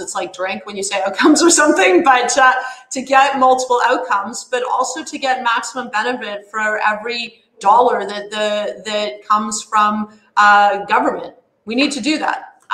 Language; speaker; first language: English; native; English